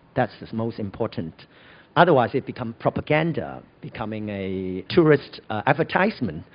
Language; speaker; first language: English; non-native, local second language; Cantonese